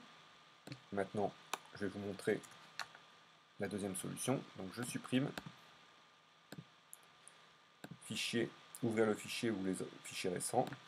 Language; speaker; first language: French; native; French